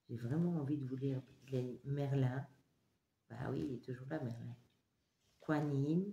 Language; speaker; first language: French; native; French